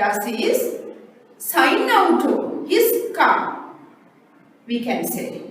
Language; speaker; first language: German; non-native, fluent; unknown